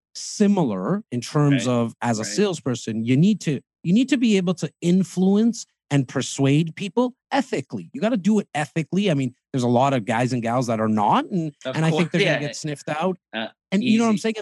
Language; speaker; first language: English; early bilingual, other home language; Hindi